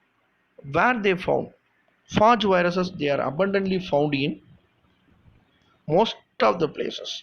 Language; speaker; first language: English; non-native, local second language; Tamil